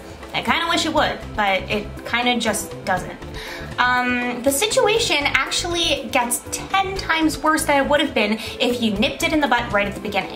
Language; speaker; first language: English; native; English